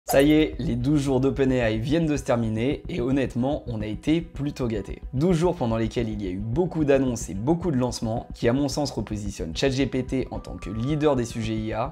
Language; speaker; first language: French; native; French